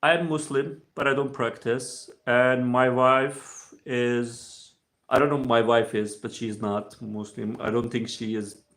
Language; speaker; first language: English; non-native, fluent; Turkish